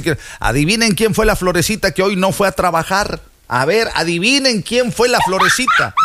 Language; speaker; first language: Spanish; native; Spanish